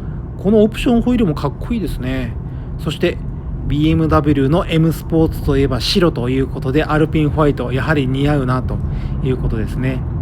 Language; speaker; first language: Japanese; native; Japanese